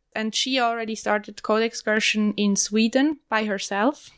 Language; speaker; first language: English; non-native, fluent; German